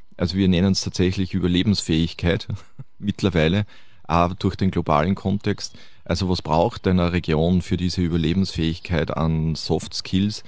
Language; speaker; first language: German; native; German